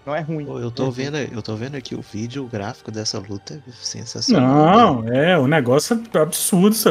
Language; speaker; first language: Portuguese; native; Portuguese